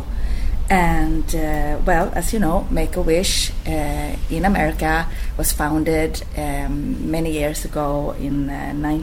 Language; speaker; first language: English; non-native, fluent; Swedish